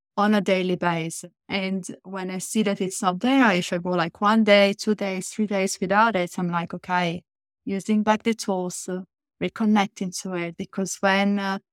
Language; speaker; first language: English; non-native, fluent; Italian